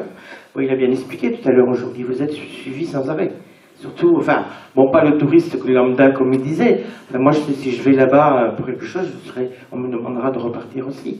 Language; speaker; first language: French; native; French